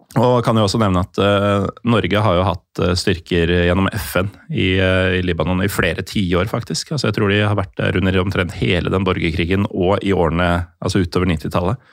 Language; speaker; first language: Norwegian; native; Norwegian